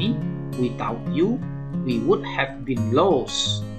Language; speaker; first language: English; non-native, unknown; Indonesian